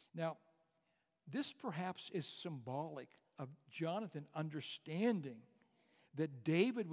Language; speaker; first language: English; native; English